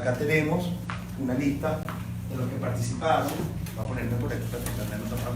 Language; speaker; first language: Spanish; native; Spanish